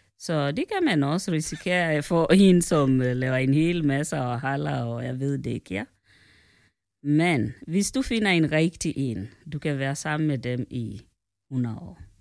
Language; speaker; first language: Danish; non-native, fluent; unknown